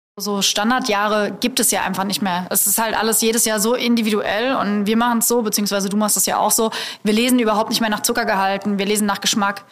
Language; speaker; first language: German; native; German